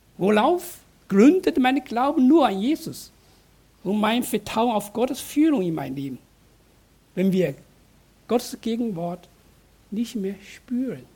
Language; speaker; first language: German; non-native, fluent; Chinese